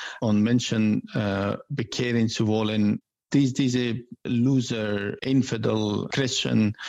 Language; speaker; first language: German; non-native, learner; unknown